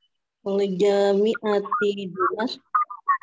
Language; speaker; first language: Arabic; non-native, learner; Indonesian